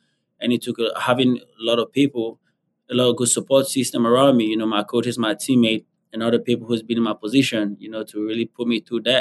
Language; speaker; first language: English; non-native, local second language; Igbo